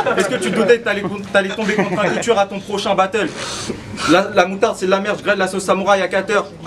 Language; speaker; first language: French; early bilingual, other home language; Turkish